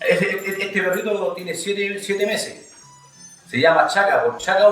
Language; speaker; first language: Spanish; native; Spanish